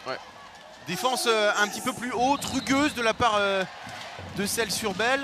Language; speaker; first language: French; native; French